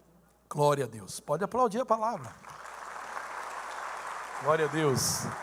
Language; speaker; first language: Portuguese; native; Portuguese